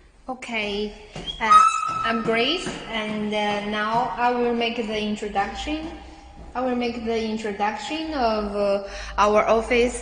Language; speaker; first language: English; non-native, learner; Chinese